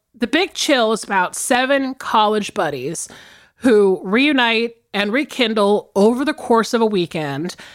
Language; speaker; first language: English; native; English